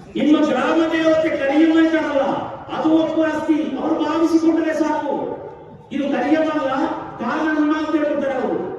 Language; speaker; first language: Kannada; non-native, local second language; Kodava